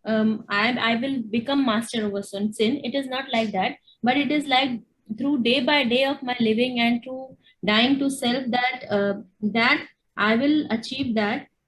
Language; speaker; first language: English; non-native, local second language; Hindi